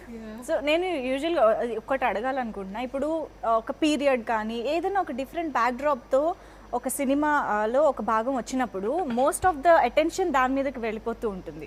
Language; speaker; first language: Telugu; native; Telugu